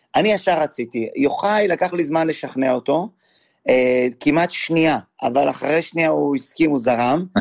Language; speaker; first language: Hebrew; native; Hebrew